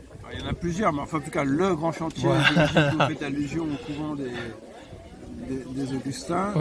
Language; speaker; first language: French; native; French